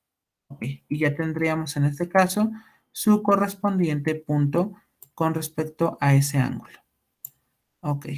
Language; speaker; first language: Spanish; native; Spanish